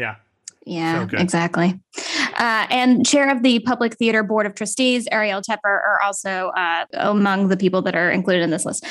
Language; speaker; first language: English; native; English